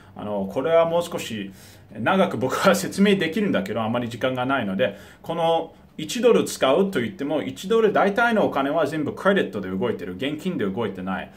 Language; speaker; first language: Japanese; early bilingual, heritage; Japanese